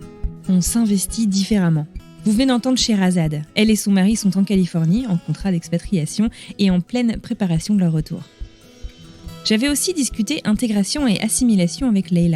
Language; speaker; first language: French; native; French